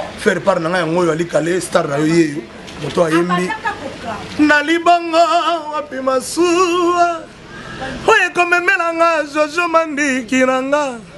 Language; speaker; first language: Lingala; native; Lingala